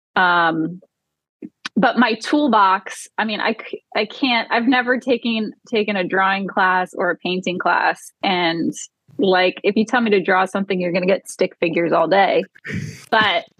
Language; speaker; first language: English; native; English